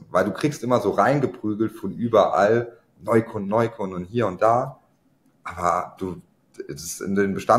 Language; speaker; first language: German; native; German